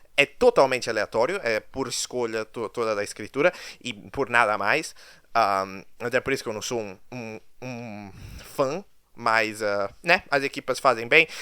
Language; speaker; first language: Portuguese; early bilingual, other home language; English